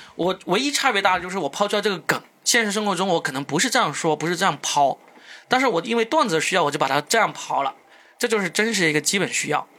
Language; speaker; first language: Chinese; non-native, local second language; Cantonese